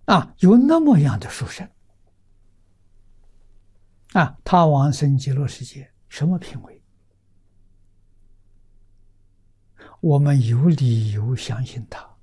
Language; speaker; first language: Chinese; native; Chinese